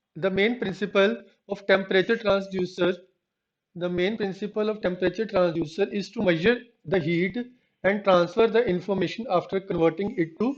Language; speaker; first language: English; non-native, local second language; Punjabi